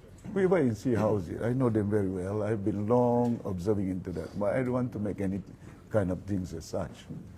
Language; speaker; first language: English; non-native, local second language; Malay